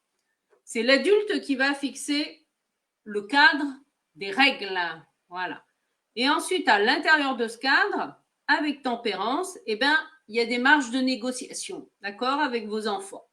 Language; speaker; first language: French; native; French